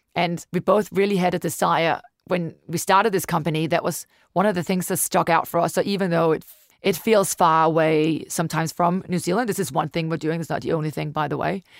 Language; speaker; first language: English; non-native, fluent; Danish